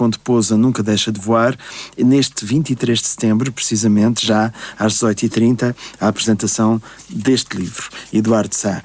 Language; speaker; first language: Portuguese; native; Portuguese